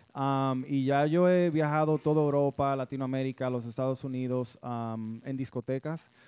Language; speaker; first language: Spanish; early bilingual, heritage; Spanish